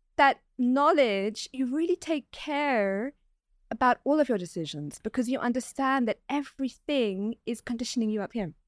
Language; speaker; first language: English; native; English